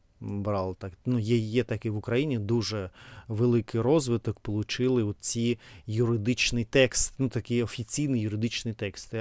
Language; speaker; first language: Ukrainian; non-native, fluent; Russian